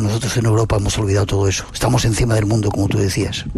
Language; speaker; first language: Spanish; native; Spanish